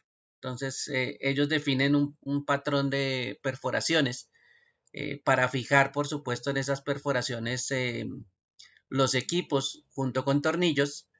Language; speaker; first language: Spanish; native; Spanish